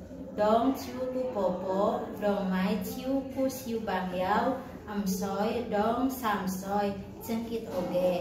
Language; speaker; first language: Cantonese; non-native, learner; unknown